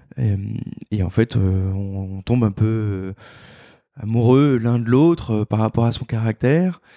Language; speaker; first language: French; native; French